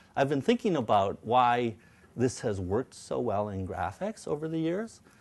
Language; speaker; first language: English; native; English